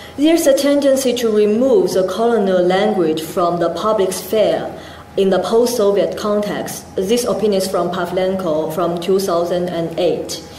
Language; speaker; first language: English; non-native, fluent; Chinese